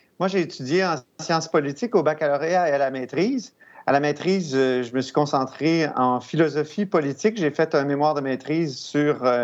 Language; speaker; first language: French; native; French